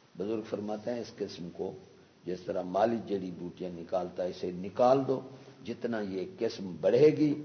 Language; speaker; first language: Urdu; non-native, local second language; Punjabi